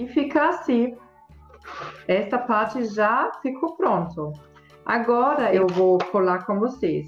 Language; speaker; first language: Portuguese; non-native, fluent; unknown